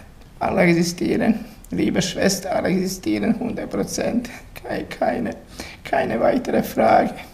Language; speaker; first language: German; non-native, learner; Bosnian